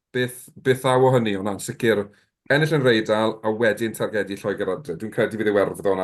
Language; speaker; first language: Welsh; native; Welsh